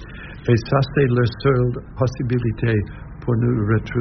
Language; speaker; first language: French; non-native, learner; English